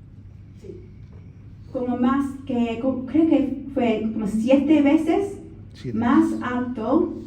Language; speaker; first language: Spanish; non-native, learner; English